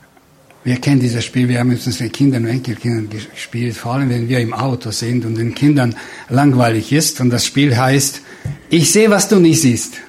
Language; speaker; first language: German; non-native, fluent; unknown